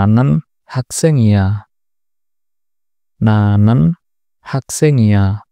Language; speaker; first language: Korean; non-native, fluent; Indonesian